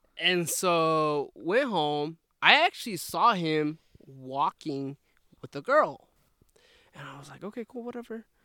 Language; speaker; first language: English; early bilingual, other home language; Spanish